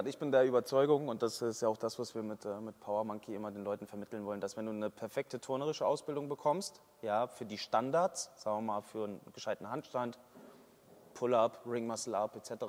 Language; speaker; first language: German; native; German